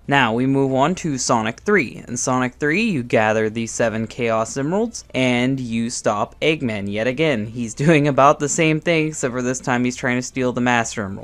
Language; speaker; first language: English; native; English